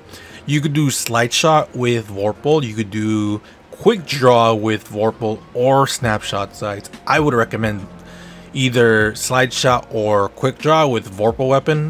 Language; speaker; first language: English; native; English